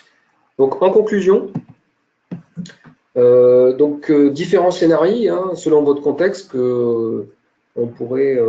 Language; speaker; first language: French; native; French